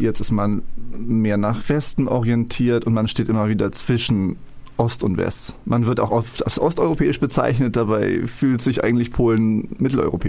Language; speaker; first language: German; early bilingual, other home language; Polish